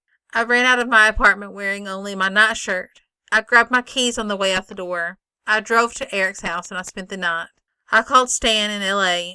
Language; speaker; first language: English; native; English